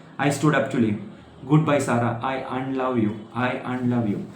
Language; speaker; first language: English; non-native, local second language; Malayalam